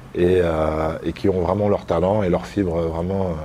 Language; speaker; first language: French; native; French